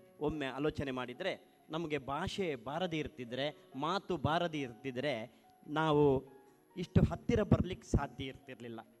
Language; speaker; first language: Kannada; non-native, local second language; Tulu